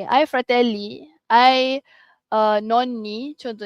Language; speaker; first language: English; non-native, local second language; Malay